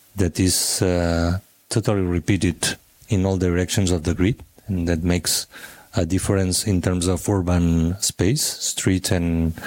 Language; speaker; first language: English; non-native, fluent; Catalan